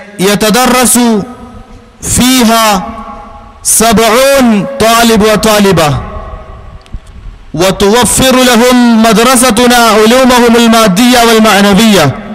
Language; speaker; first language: Arabic; non-native, fluent; Malayalam